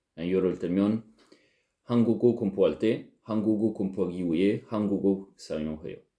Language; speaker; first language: Korean; non-native, learner; French